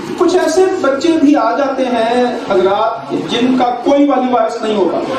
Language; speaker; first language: Urdu; non-native, local second language; Punjabi